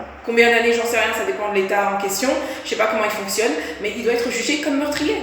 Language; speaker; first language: French; native; French